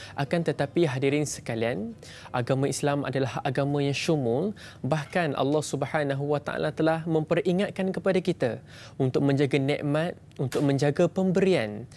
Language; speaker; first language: Malay; native; Malay